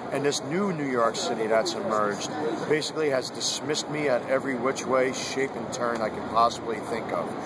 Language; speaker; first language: English; native; English